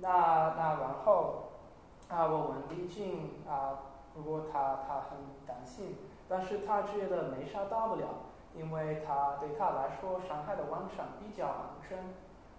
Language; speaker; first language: Chinese; non-native, learner; English